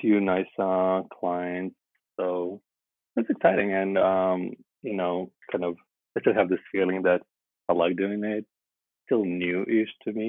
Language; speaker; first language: English; non-native, fluent; Russian